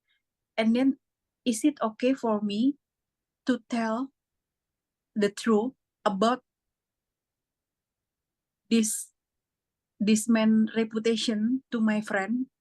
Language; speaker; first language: English; non-native, fluent; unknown